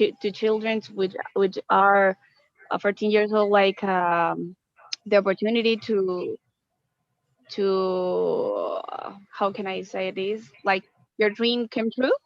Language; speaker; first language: English; non-native, fluent; Spanish